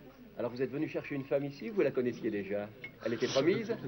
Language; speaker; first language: French; native; French